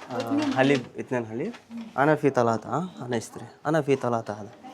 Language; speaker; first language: Arabic; non-native, learner; Telugu